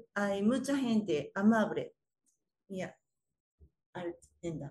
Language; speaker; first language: Spanish; non-native, learner; Japanese